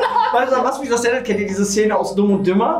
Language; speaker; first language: German; native; German